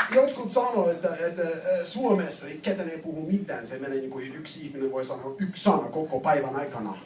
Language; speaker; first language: Finnish; non-native, learner; English